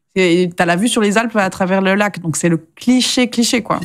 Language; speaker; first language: French; native; French